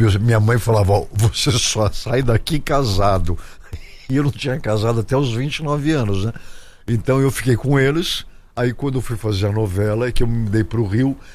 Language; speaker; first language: Portuguese; native; Portuguese